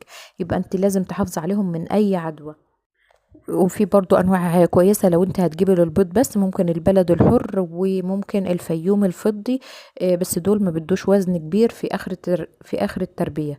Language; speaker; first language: Arabic; native; Arabic